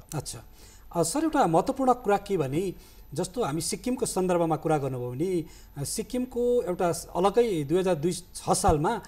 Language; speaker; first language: Nepali; native; Nepali